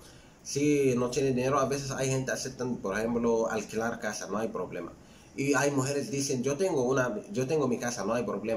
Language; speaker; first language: Spanish; non-native, fluent; Arabic